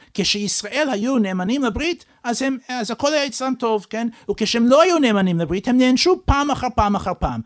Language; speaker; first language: Hebrew; non-native, fluent; English